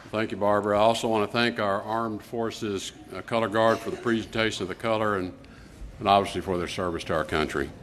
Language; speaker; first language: English; native; English